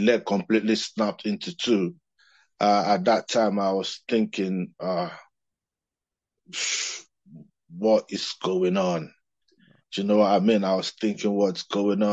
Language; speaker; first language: English; non-native, local second language; Igbo